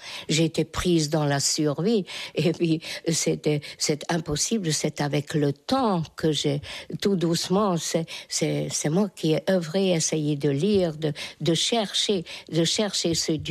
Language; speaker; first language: French; non-native, fluent; Hungarian